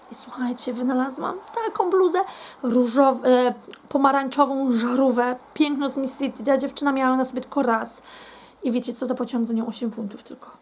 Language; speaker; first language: Polish; native; Polish